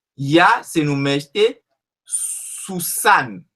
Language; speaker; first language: Romanian; non-native, learner; French